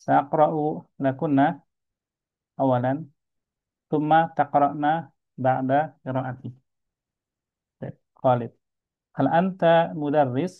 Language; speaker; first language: Arabic; non-native, fluent; Indonesian